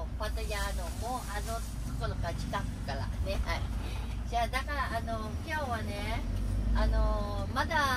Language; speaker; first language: Japanese; non-native, fluent; Thai